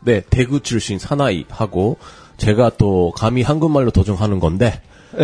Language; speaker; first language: Korean; non-native, fluent; Japanese